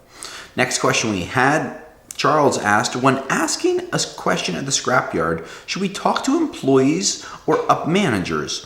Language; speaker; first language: English; native; English